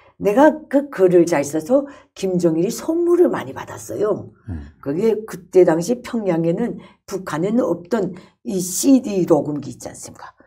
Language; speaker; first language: Korean; native; Korean